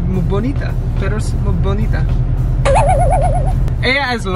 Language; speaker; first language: Spanish; non-native, learner; English